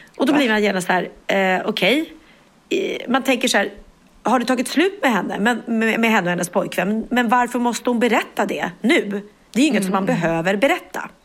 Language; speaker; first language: Swedish; native; Swedish